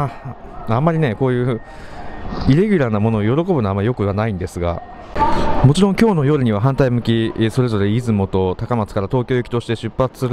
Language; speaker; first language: Japanese; native; Japanese